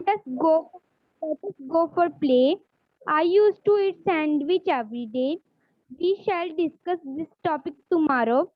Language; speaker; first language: English; non-native, learner; Hindi